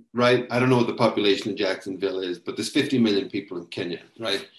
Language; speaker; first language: English; native; English